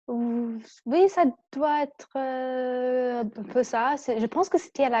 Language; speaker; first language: French; non-native, fluent; English